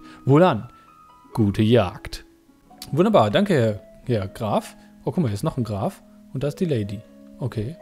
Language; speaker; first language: German; native; German